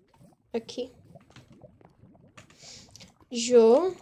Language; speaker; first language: Spanish; non-native, learner; English